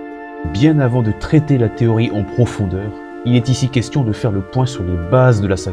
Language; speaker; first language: French; native; French